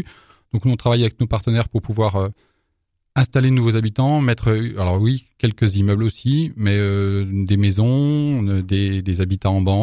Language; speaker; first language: French; native; French